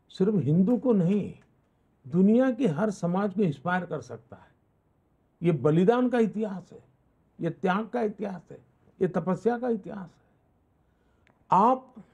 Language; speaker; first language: Hindi; non-native, local second language; Gujarati